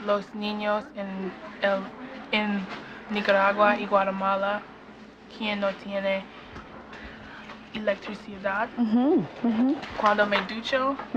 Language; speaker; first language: Spanish; non-native, learner; English